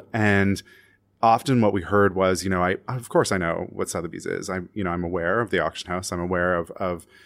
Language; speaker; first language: English; native; English